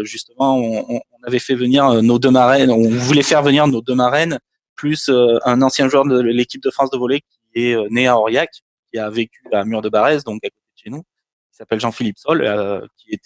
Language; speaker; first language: French; native; French